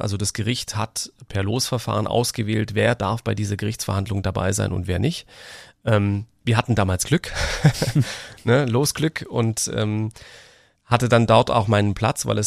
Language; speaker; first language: German; native; German